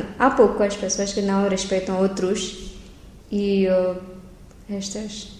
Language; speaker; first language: Portuguese; non-native, learner; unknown